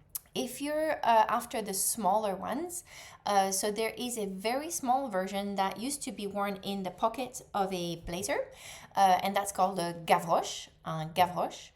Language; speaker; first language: English; non-native, fluent; French